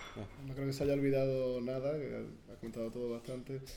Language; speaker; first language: Spanish; native; Spanish